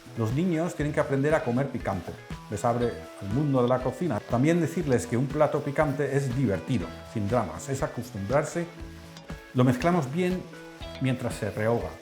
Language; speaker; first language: Spanish; non-native, fluent; Dutch